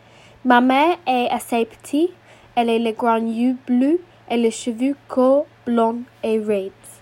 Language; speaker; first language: French; non-native, learner; English